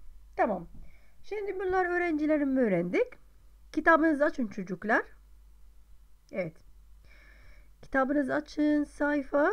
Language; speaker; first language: Turkish; non-native, fluent; Arabic